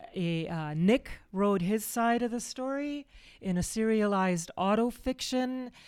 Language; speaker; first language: English; early bilingual, other home language; German